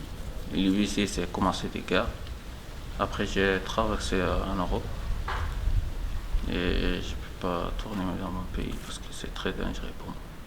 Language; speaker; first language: French; non-native, learner; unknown